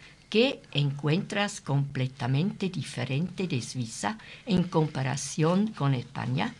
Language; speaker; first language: Spanish; non-native, learner; German